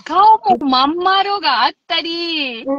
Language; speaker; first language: Japanese; non-native, local second language; Filipino